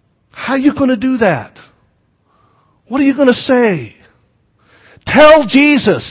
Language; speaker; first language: English; native; English